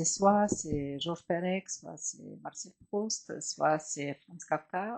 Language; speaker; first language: French; non-native, fluent; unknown